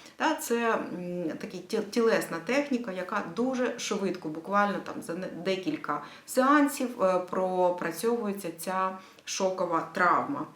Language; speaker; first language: Ukrainian; native; Ukrainian